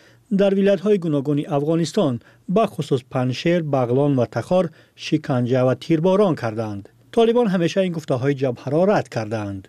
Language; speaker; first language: Persian; native; Persian